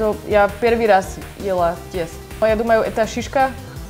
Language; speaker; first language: Russian; non-native, learner; Slovak